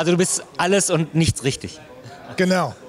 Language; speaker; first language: German; native; German